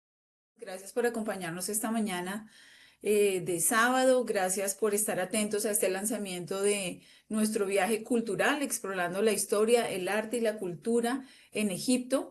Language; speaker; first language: Spanish; native; Spanish